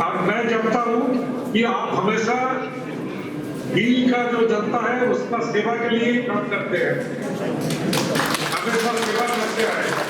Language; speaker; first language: Hindi; non-native, local second language; Nepali